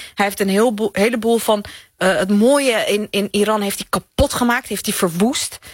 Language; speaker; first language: Dutch; early bilingual, other home language; Persian